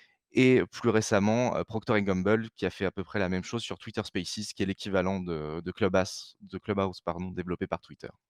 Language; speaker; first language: French; native; French